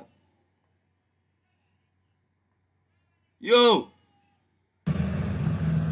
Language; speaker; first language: Dutch; non-native, fluent; English